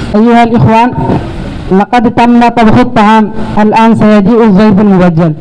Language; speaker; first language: Arabic; non-native, learner; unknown